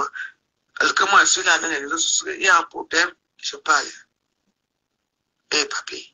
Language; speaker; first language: French; native; French